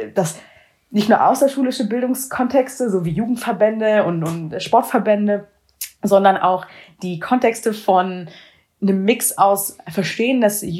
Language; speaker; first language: German; native; German